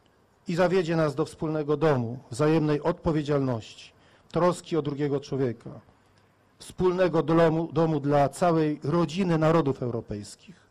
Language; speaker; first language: Polish; native; Polish